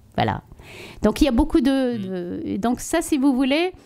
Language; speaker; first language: French; non-native, local second language; Tachelhit